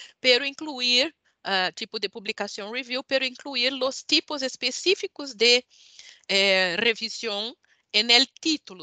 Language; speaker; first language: Spanish; non-native, learner; Portuguese